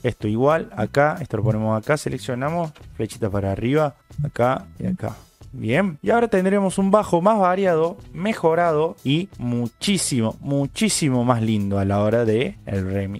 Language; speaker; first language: Spanish; native; Spanish